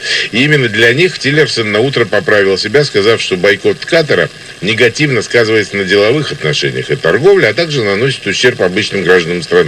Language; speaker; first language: Russian; native; Russian